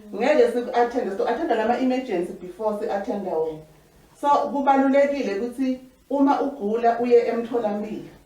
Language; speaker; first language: Zulu; non-native, local second language; Swati